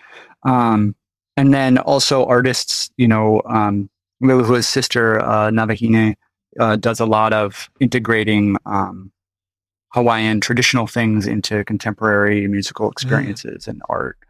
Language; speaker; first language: English; native; English